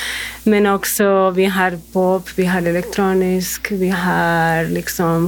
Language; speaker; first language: Swedish; non-native, fluent; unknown